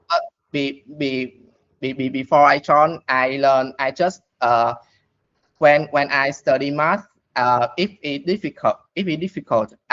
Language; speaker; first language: English; non-native, learner; Vietnamese